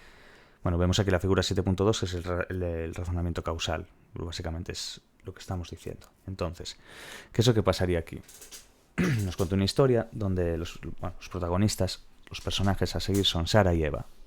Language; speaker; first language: Spanish; native; Spanish